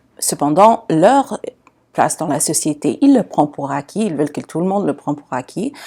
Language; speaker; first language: French; non-native, local second language; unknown